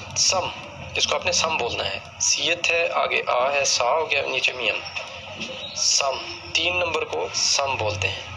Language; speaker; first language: Urdu; native; Urdu